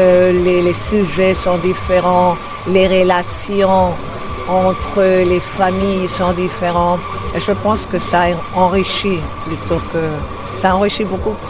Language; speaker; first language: French; non-native, fluent; Spanish